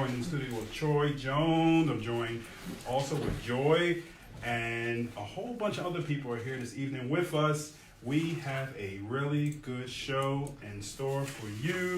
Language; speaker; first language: English; native; English